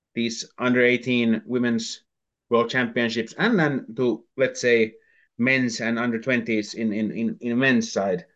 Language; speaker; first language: English; non-native, fluent; Finnish